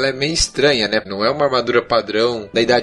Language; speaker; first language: Portuguese; native; Portuguese